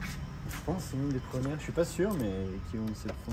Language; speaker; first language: French; non-native, fluent; Japanese